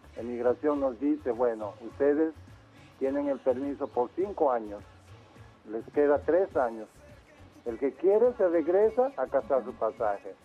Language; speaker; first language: Spanish; native; Spanish